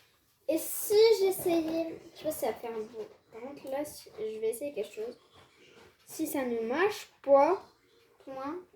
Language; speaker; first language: French; native; French